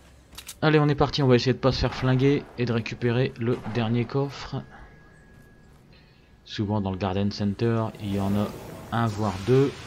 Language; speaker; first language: French; native; French